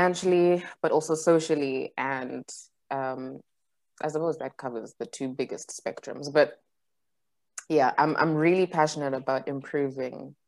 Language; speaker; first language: English; non-native, local second language; Shona